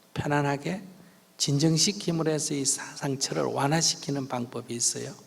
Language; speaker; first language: Korean; native; Korean